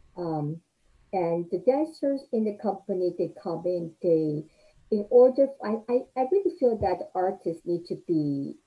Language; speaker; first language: English; non-native, fluent; Chinese